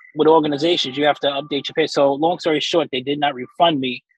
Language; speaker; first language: English; native; English